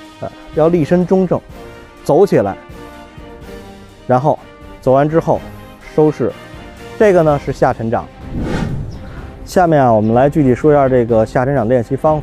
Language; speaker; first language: Chinese; native; Chinese